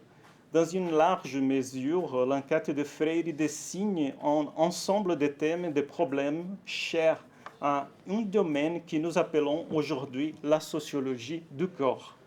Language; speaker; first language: French; non-native, fluent; Portuguese